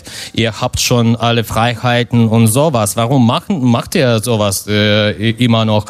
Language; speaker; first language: German; non-native, fluent; Russian